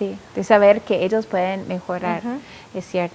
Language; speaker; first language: Spanish; non-native, fluent; English